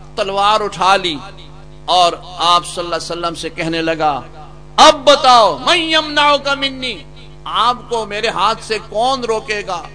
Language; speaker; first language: Urdu; non-native, local second language; Punjabi